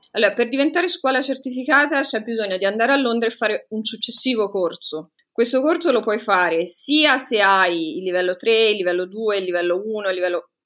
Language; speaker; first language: Italian; native; Italian